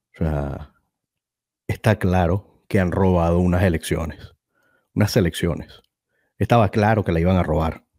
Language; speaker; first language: Spanish; native; Spanish